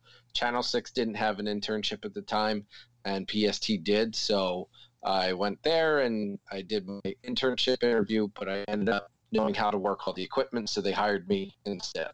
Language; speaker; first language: English; native; English